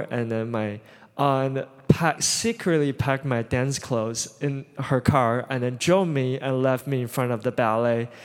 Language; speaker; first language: English; non-native, fluent; Chinese